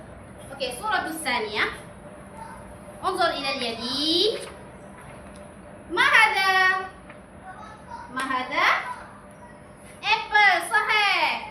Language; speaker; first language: Arabic; non-native, learner; Malay